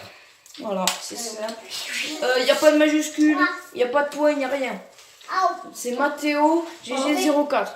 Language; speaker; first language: French; native; French